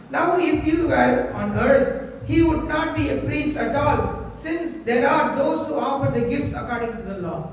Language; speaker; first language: English; non-native, local second language; Telugu